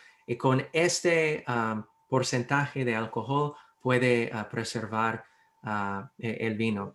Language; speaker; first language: Spanish; non-native, fluent; English